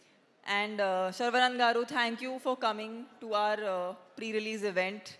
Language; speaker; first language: Telugu; non-native, local second language; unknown